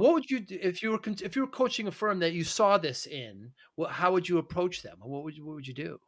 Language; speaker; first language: English; native; English